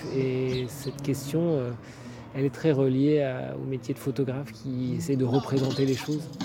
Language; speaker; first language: French; native; French